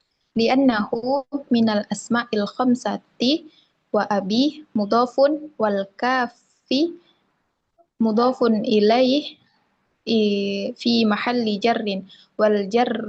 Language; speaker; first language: Arabic; non-native, learner; Indonesian